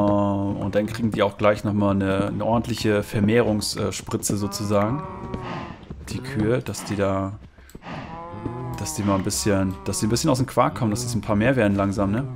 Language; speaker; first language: German; native; German